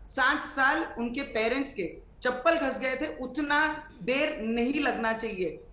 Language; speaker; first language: Hindi; non-native, local second language; Marathi